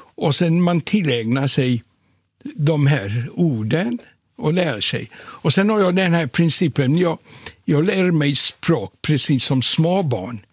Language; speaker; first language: Swedish; non-native, fluent; Polish